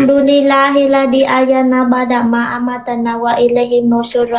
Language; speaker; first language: Indonesian; non-native, learner; Vietnamese